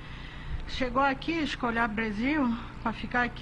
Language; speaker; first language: Portuguese; non-native, learner; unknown